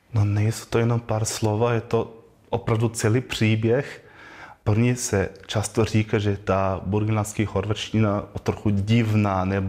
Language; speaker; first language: Czech; non-native, learner; German